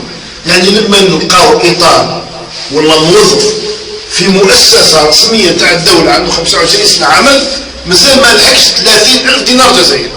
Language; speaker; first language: Arabic; native; Arabic